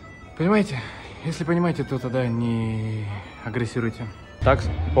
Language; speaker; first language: Russian; native; Russian